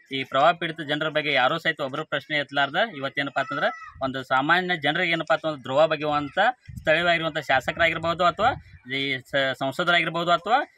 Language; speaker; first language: Kannada; native; Kannada